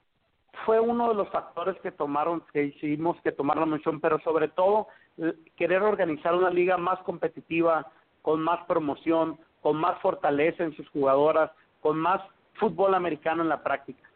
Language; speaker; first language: Spanish; native; Spanish